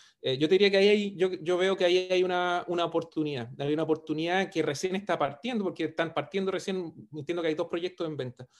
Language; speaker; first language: Spanish; native; Spanish